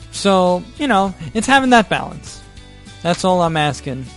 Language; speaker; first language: English; native; English